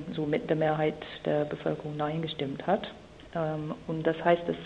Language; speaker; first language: German; non-native, fluent; English